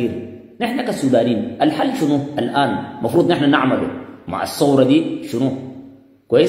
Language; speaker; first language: Arabic; native; Arabic